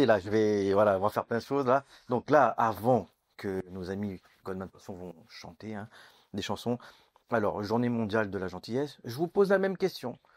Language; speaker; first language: French; native; French